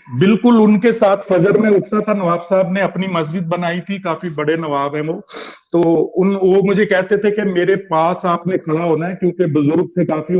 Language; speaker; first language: Urdu; non-native, local second language; Punjabi